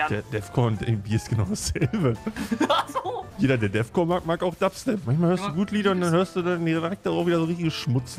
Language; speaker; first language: German; native; German